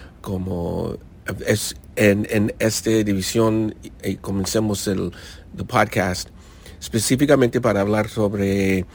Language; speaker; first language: Spanish; early bilingual, heritage; English